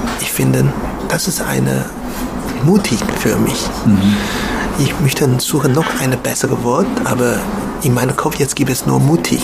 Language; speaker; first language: German; non-native, learner; Chinese